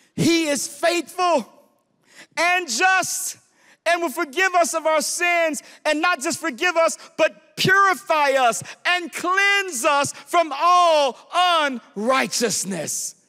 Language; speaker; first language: English; native; English